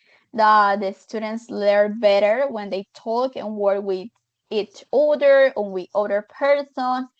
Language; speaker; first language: English; non-native, fluent; Spanish